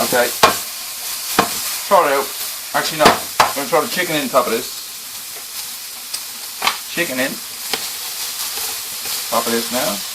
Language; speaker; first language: English; native; English